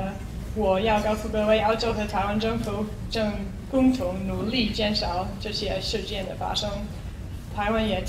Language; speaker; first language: Chinese; non-native, fluent; English